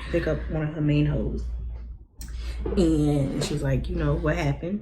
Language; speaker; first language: English; native; English